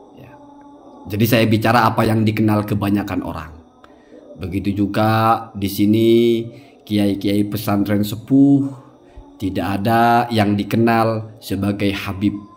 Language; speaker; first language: Indonesian; non-native, local second language; Madurese